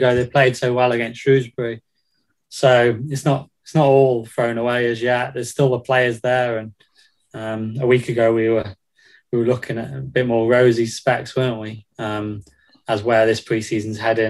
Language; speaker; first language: English; native; English